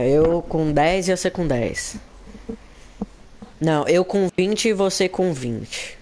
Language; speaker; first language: Portuguese; native; Portuguese